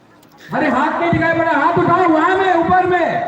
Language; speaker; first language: Hindi; non-native, local second language; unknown